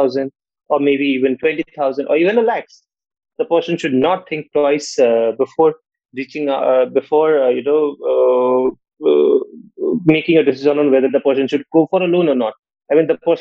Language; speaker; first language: English; non-native, local second language; Nepali